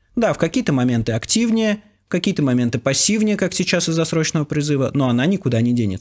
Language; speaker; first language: Russian; native; Russian